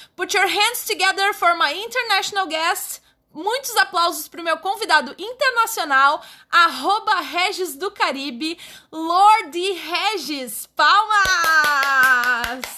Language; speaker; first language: Portuguese; native; Portuguese